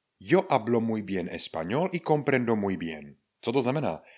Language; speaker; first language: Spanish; non-native, fluent; Czech